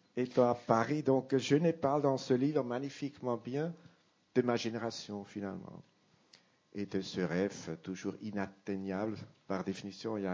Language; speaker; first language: French; non-native, local second language; Italian